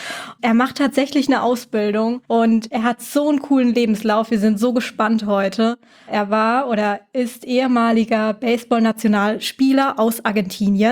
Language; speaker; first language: German; native; German